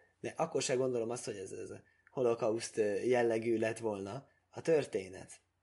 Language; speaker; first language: Hungarian; early bilingual, heritage; Hungarian